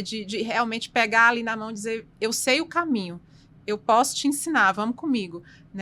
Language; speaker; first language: Portuguese; native; Portuguese